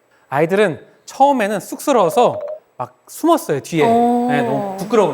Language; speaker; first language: Korean; native; Korean